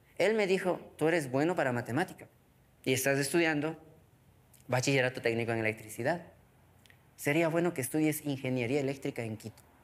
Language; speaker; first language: Spanish; non-native, local second language; Quechua